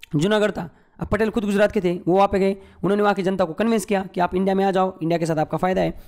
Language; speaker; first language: Hindi; non-native, local second language; Marathi